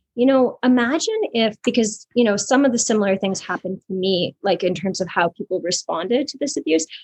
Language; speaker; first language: English; native; English